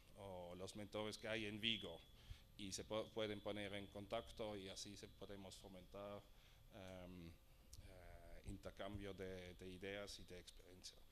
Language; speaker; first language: Spanish; non-native, fluent; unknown